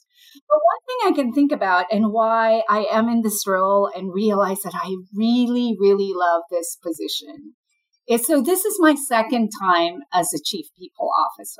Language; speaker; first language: English; non-native, local second language; Filipino